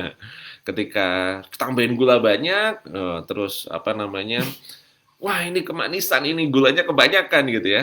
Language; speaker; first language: Indonesian; native; Indonesian